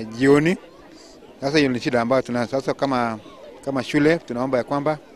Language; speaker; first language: Swahili; non-native, local second language; Kalenjin